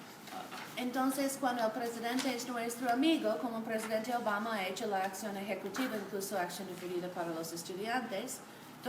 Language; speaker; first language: Spanish; non-native, fluent; English